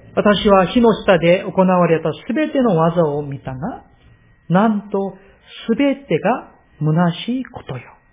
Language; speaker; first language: Japanese; non-native, fluent; Korean